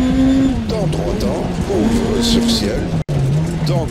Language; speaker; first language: French; native; French